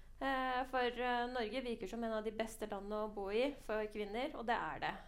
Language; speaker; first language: Norwegian; early bilingual, other home language; Persian